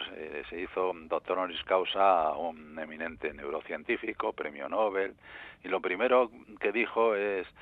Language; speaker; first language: Spanish; native; Spanish